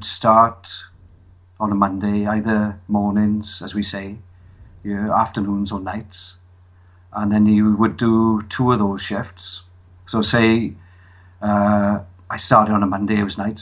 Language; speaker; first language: English; native; English